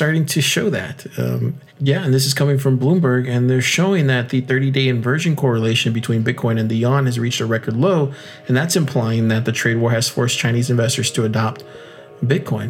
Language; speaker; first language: English; native; English